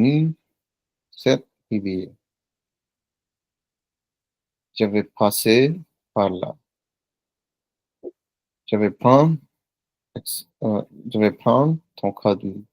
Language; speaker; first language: French; non-native, learner; Punjabi